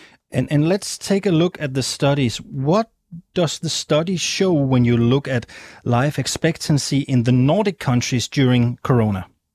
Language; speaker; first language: English; non-native, fluent; Danish